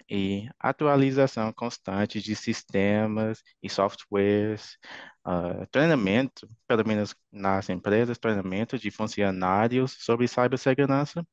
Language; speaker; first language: Portuguese; non-native, fluent; English